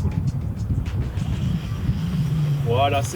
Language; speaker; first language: French; native; French